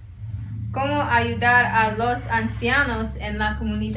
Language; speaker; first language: Spanish; non-native, learner; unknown